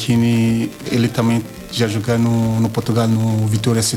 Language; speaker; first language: Portuguese; non-native, learner; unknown